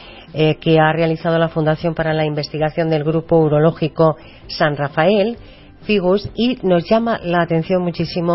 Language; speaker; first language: Spanish; native; Spanish